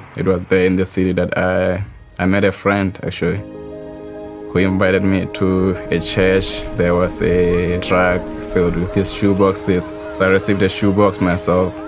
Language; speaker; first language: English; non-native, local second language; Southern Sotho